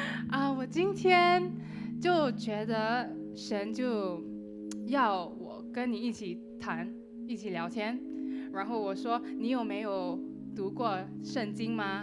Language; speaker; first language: Chinese; non-native, learner; English